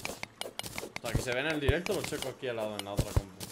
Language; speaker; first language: Spanish; native; Spanish